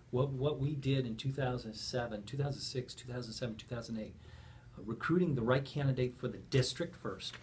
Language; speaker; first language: English; native; English